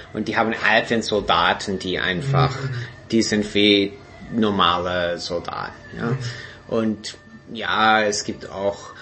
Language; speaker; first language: German; non-native, fluent; English